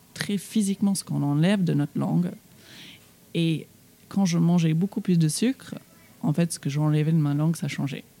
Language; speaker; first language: French; non-native, fluent; English